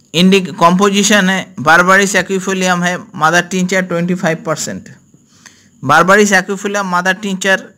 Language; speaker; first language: Hindi; non-native, local second language; Bangla